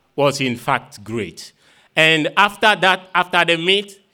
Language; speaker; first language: English; non-native, fluent; Ewe